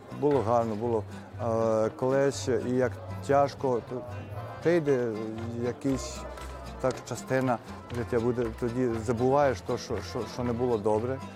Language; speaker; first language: Ukrainian; early bilingual, heritage; Ukrainian